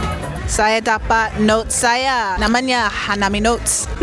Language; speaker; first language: Indonesian; non-native, learner; English